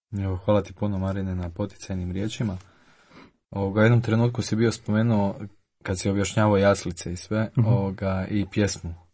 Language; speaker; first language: Croatian; native; Croatian